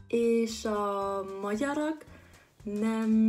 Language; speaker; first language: Hungarian; non-native, learner; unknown